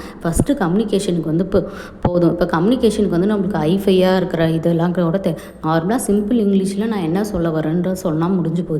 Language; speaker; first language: Tamil; native; Tamil